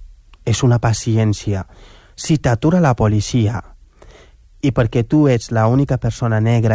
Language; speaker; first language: Catalan; non-native, fluent; Wolof